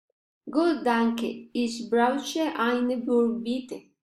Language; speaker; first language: German; non-native, learner; Spanish